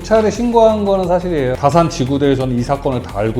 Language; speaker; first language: Korean; native; Korean